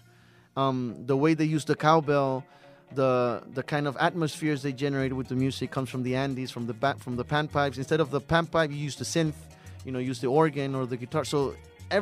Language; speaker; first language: English; early bilingual, other home language; Spanish